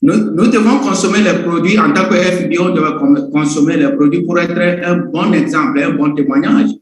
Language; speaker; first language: French; non-native, fluent; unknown